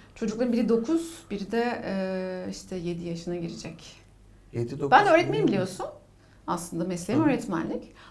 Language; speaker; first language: Turkish; native; Turkish